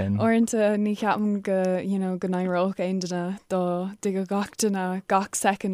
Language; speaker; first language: Irish; non-native, local second language; English